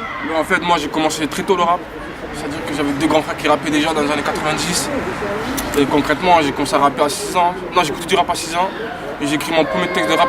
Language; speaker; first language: French; native; French